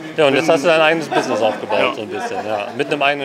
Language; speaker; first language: German; native; German